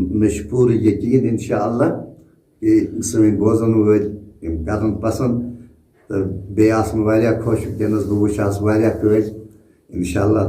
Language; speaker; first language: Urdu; non-native, local second language; Kashmiri